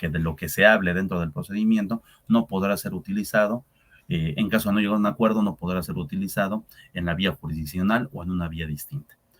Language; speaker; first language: Spanish; native; Spanish